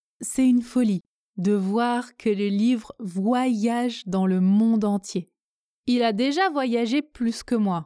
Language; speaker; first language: French; native; French